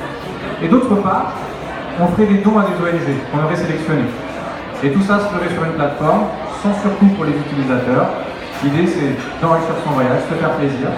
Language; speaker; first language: French; native; French